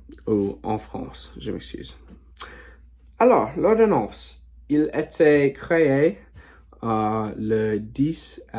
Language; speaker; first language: French; non-native, learner; English